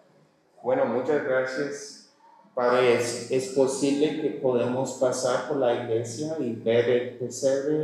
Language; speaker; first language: Spanish; non-native, fluent; English